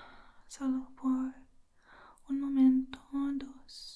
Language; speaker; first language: Spanish; non-native, learner; English